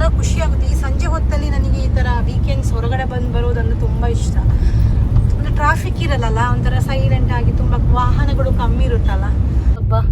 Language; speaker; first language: Kannada; non-native, local second language; Tulu